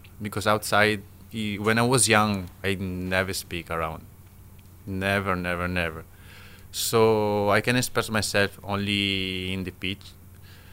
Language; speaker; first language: English; non-native, learner; Italian